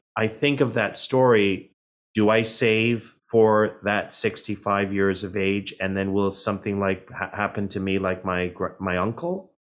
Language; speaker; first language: English; native; English